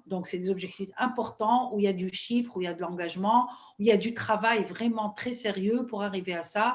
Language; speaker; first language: French; non-native, local second language; Arabic